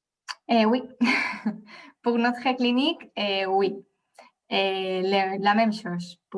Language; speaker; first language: French; non-native, fluent; Spanish